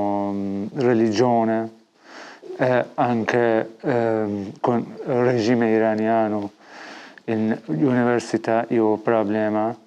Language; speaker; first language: Italian; non-native, learner; Persian